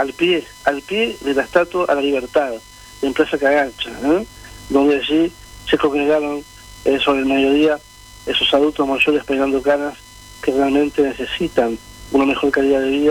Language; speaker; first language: Spanish; native; Spanish